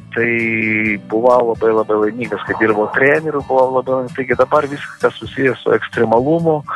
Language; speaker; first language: Lithuanian; early bilingual, heritage; Kazakh